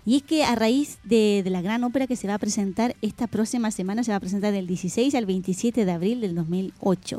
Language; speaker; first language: Spanish; native; Spanish